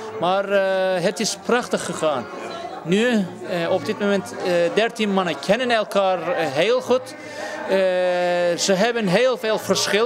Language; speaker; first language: Dutch; non-native, fluent; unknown